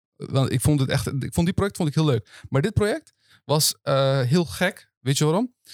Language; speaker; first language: Dutch; early bilingual, other home language; Turkish